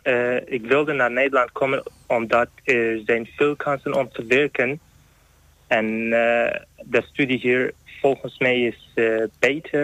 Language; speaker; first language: Dutch; non-native, learner; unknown